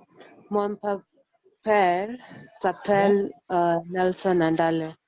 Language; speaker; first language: French; non-native, learner; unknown